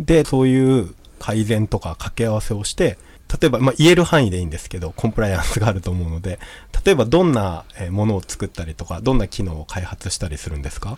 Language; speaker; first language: Japanese; native; Japanese